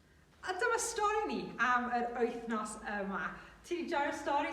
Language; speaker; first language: Welsh; non-native, local second language; English